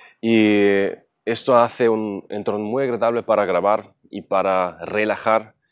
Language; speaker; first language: Spanish; non-native, fluent; German